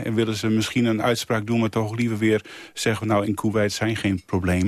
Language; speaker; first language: Dutch; native; Dutch